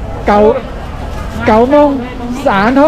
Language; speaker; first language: Thai; non-native, learner; Chinese